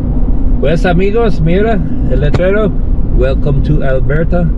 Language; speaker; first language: Spanish; non-native, fluent; English